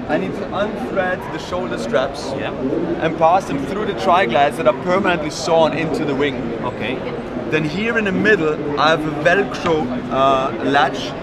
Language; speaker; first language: English; non-native, fluent; German